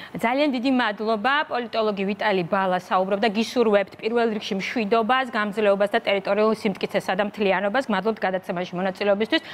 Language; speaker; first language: Georgian; native; Georgian